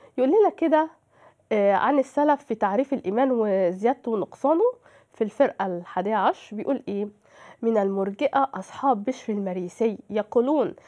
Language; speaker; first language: Arabic; native; Arabic